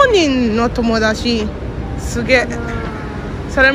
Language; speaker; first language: Japanese; non-native, learner; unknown